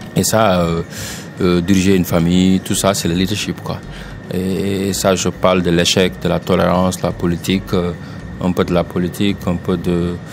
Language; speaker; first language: French; non-native, local second language; Wolof